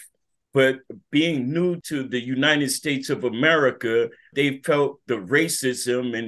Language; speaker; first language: English; native; English